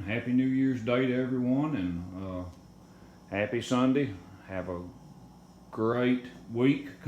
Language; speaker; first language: English; native; English